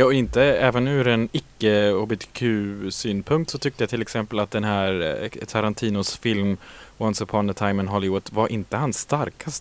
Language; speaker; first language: Swedish; native; Swedish